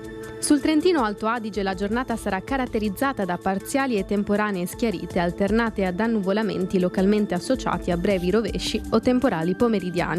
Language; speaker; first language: Italian; native; Italian